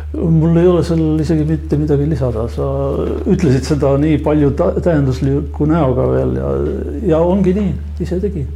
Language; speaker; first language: Estonian; non-native, local second language; Russian